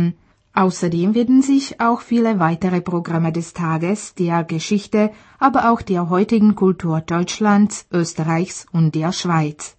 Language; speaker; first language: German; native; German